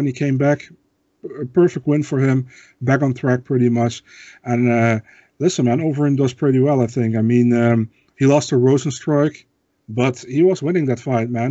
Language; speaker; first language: English; non-native, fluent; Dutch